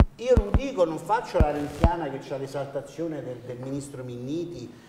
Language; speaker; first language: Italian; native; Italian